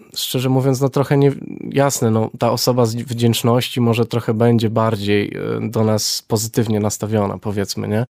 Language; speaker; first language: Polish; native; Polish